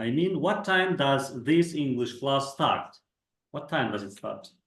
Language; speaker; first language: English; non-native, fluent; Kazakh